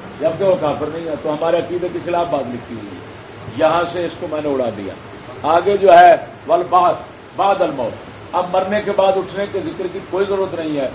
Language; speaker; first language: Urdu; non-native, local second language; Punjabi